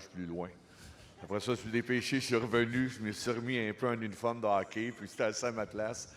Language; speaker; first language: French; native; French